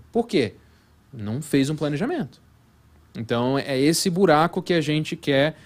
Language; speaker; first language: Portuguese; non-native, fluent; English